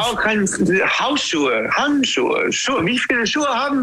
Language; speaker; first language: German; non-native, learner; English